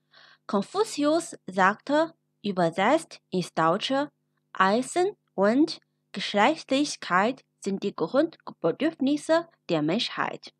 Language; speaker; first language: German; non-native, fluent; Chinese